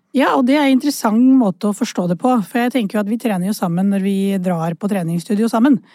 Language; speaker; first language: Norwegian; early bilingual, other home language; Urdu